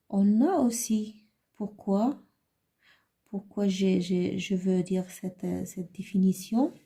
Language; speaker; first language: French; non-native, learner; Arabic